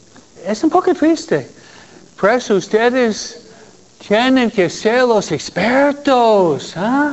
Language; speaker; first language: Spanish; non-native, fluent; English